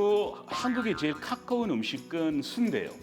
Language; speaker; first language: Korean; non-native, fluent; English